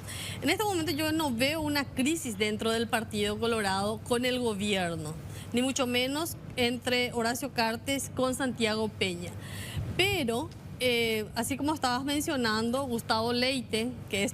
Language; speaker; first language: Spanish; native; Spanish